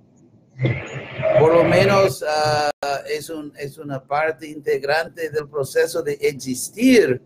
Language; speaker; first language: Spanish; non-native, fluent; English